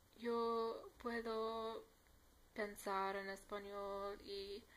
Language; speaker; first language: Spanish; non-native, learner; English